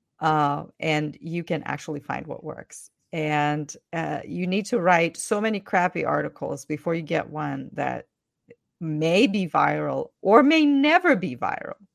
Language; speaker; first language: English; non-native, fluent; Ukrainian